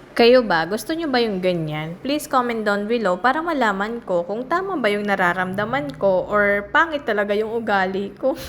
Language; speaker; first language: Filipino; native; Filipino